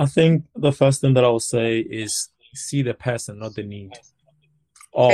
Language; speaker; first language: English; non-native, local second language; Northern Sotho